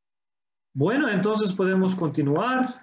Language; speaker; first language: Spanish; non-native, fluent; English